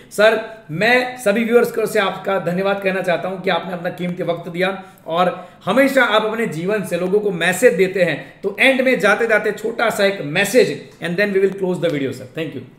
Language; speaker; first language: Hindi; non-native, local second language; Gujarati